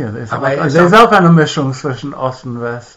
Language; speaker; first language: German; non-native, fluent; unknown